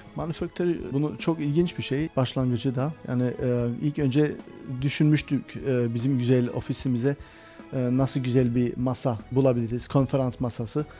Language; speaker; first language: Turkish; early bilingual, heritage; Turkish